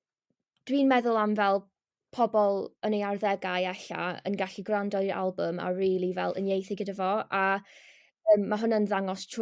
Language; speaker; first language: Welsh; non-native, local second language; English